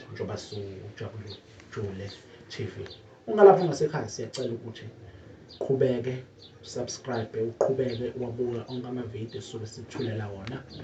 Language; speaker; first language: Zulu; native; Zulu